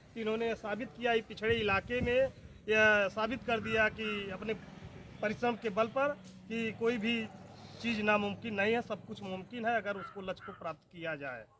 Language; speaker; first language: Hindi; native; Hindi